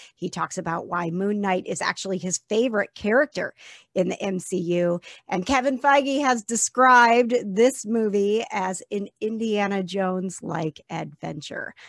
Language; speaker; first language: English; native; English